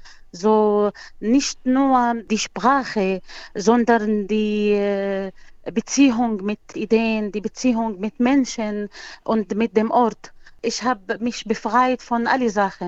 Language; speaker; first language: German; non-native, learner; Arabic